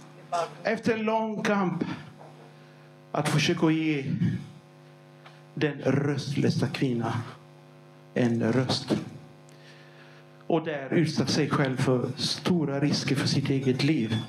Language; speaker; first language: Swedish; non-native, fluent; Lingala